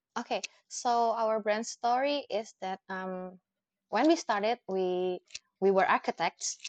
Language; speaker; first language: English; non-native, fluent; Indonesian